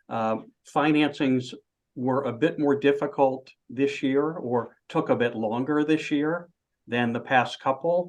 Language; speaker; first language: English; native; English